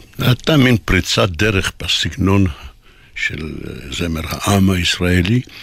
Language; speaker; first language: Hebrew; non-native, fluent; Polish